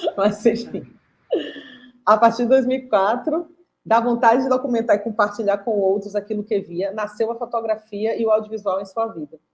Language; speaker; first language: Portuguese; native; Portuguese